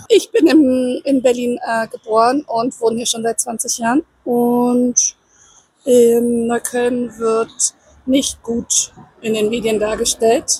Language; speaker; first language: German; early bilingual, other home language; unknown